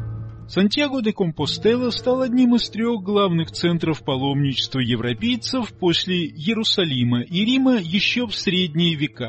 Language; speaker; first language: Russian; native; Russian